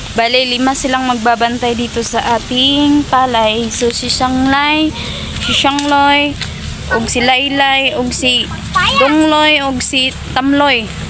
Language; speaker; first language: Filipino; non-native, local second language; Cebuano